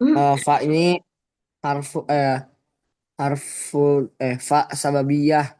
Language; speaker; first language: Arabic; non-native, learner; Indonesian